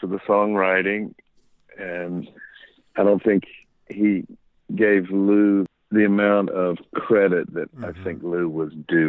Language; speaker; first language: English; native; English